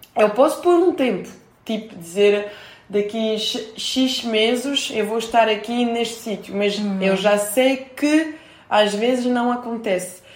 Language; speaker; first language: Portuguese; non-native, fluent; French